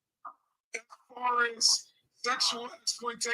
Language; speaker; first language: English; native; English